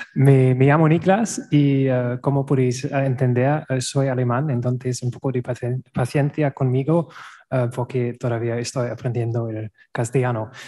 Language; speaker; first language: Spanish; non-native, learner; German